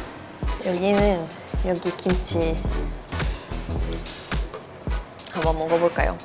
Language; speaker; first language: Korean; non-native, fluent; Swedish